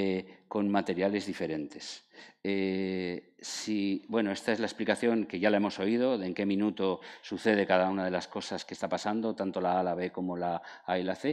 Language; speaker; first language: Spanish; native; Spanish